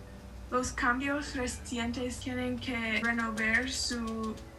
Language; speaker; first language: Spanish; non-native, learner; English